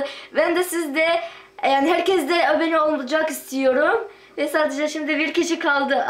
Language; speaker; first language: Turkish; non-native, fluent; Arabic